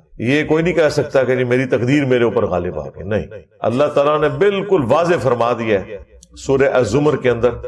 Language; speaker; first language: Urdu; non-native, local second language; Punjabi